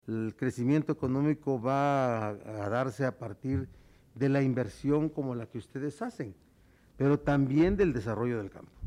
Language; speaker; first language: Spanish; native; Spanish